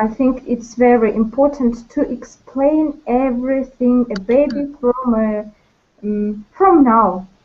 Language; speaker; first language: English; non-native, learner; Russian